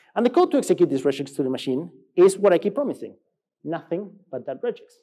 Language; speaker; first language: English; non-native, fluent; Spanish